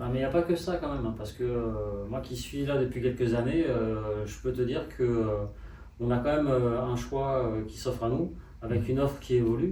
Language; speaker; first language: French; native; French